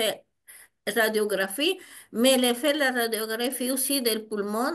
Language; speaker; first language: French; non-native, learner; Spanish